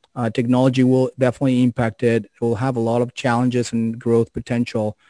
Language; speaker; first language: English; non-native, fluent; Spanish